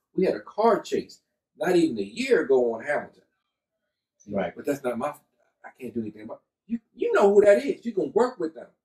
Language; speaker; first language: English; native; English